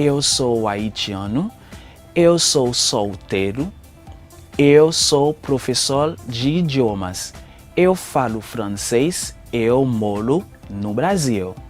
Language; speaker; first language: Portuguese; non-native, fluent; Haitian Creole